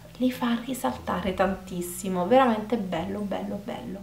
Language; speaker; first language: Italian; native; Italian